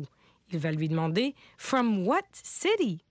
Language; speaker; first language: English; non-native, fluent; French